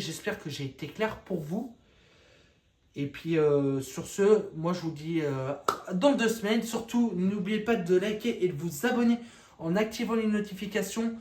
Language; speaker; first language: French; native; French